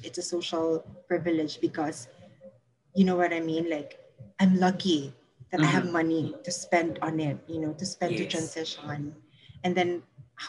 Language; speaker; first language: English; non-native, local second language; Cebuano